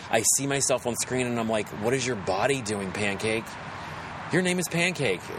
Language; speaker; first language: English; native; English